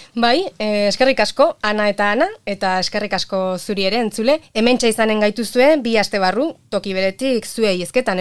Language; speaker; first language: Basque; native; Basque